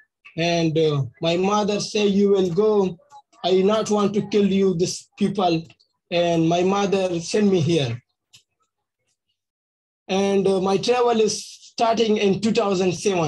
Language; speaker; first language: English; non-native, learner; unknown